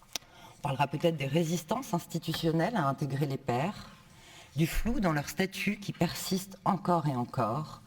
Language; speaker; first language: French; native; French